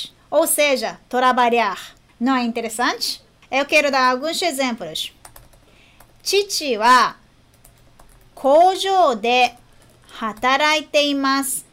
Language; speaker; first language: Portuguese; non-native, fluent; Japanese